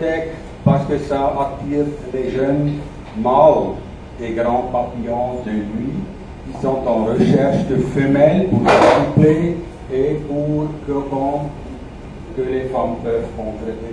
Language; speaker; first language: French; non-native, fluent; German